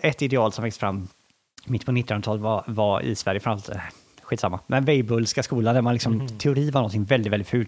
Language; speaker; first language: Swedish; native; Swedish